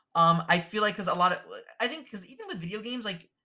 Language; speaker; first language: English; native; English